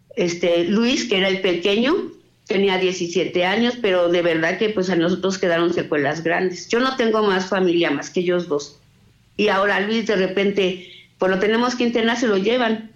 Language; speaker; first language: Spanish; native; Spanish